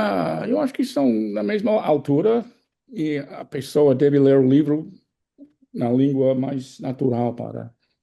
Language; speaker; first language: Portuguese; non-native, fluent; English